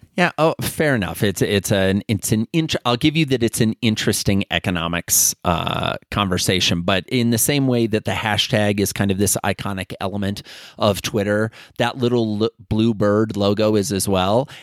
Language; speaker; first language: English; native; English